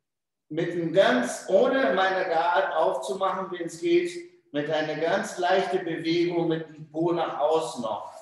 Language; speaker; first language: German; non-native, fluent; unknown